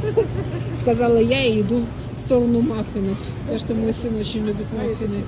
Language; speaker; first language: Russian; native; Russian